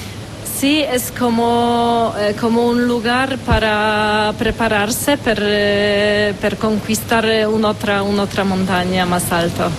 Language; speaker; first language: Spanish; non-native, fluent; Romanian